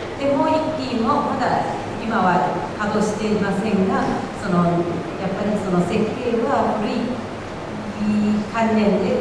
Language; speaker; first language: Japanese; non-native, fluent; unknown